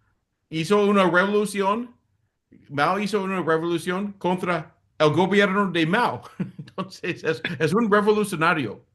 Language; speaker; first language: Spanish; non-native, fluent; English